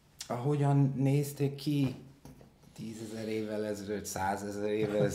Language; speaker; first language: Hungarian; non-native, fluent; English